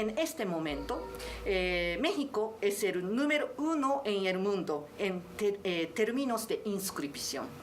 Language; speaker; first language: Spanish; non-native, learner; Japanese